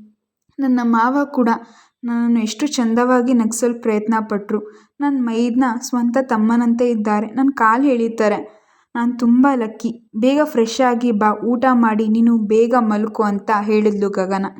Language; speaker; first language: Kannada; native; Kannada